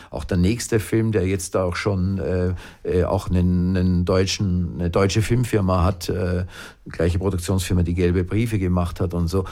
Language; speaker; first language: German; native; German